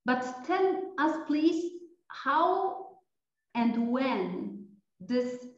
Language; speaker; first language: English; non-native, fluent; Polish